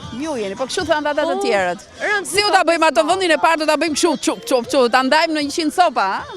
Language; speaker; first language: Albanian; native; Albanian